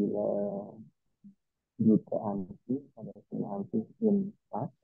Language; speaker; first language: German; non-native, learner; Indonesian